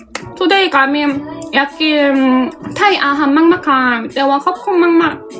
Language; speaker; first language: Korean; non-native, learner; Thai